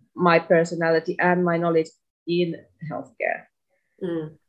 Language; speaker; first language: English; non-native, fluent; Finnish